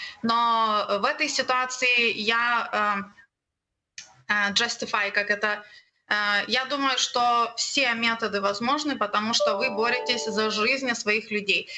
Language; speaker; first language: Russian; non-native, fluent; Lithuanian